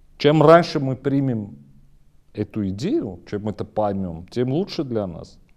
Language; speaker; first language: Russian; non-native, local second language; Armenian